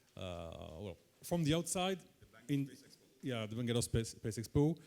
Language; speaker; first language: English; non-native, fluent; French